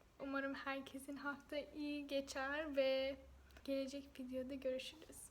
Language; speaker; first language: Turkish; non-native, fluent; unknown